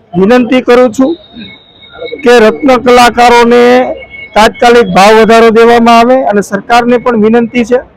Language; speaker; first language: Gujarati; native; Gujarati